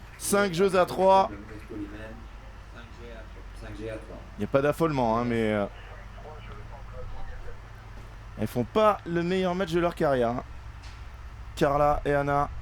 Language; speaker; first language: French; native; French